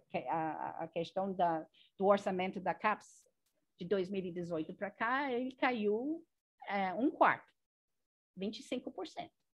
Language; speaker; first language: Portuguese; non-native, fluent; English